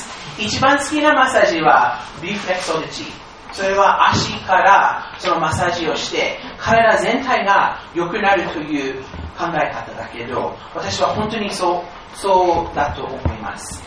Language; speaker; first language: Japanese; non-native, fluent; English